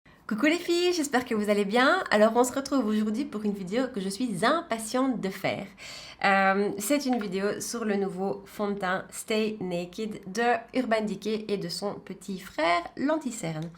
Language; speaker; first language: French; native; French